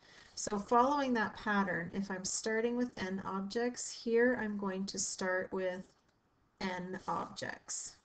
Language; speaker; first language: English; native; English